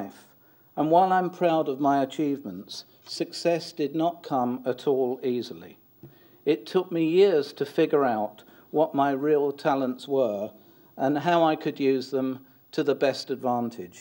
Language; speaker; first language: English; native; English